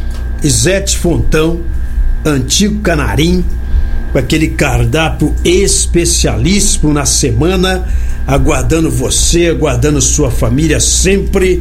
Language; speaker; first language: Portuguese; native; Portuguese